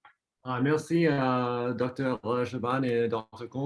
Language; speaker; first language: French; non-native, fluent; English